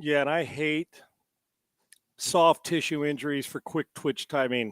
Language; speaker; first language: English; native; English